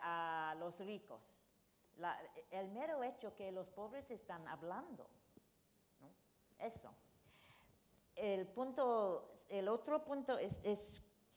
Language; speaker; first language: Spanish; non-native, fluent; English